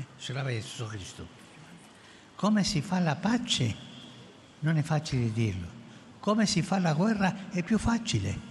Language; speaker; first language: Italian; non-native, fluent; Spanish